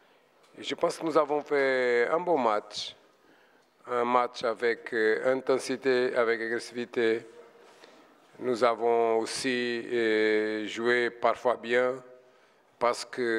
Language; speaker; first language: French; non-native, fluent; Portuguese